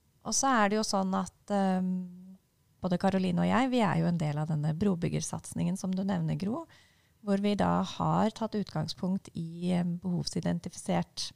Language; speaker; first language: Norwegian; native; Norwegian